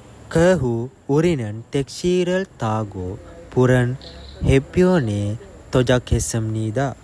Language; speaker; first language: Korean; non-native, learner; Sinhala